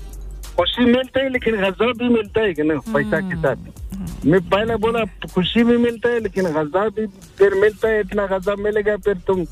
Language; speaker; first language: Hindi; non-native, local second language; Pashto